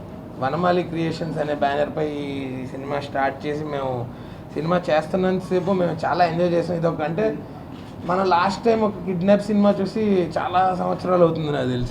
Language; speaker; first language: Telugu; native; Telugu